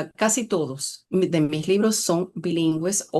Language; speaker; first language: Spanish; early bilingual, other home language; English